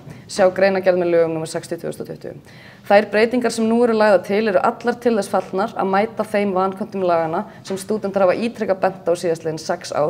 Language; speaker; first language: Icelandic; native; Icelandic